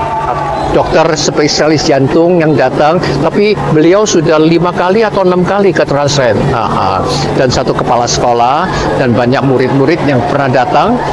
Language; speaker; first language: Indonesian; non-native, learner; Cantonese